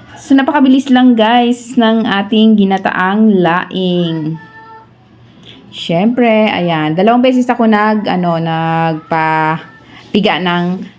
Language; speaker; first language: Filipino; non-native, local second language; Bikol